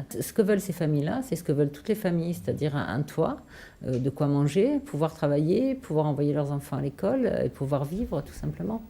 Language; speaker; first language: French; native; French